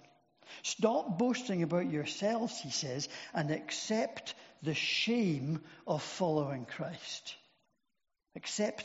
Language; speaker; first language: English; native; English